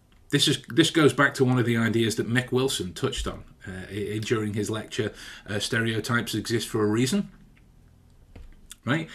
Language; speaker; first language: English; native; English